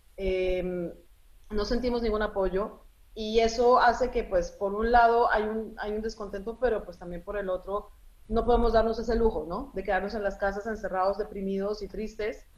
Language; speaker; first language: Spanish; early bilingual, other home language; Arabic